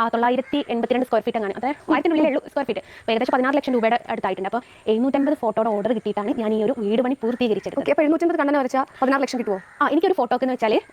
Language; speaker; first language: Malayalam; native; Malayalam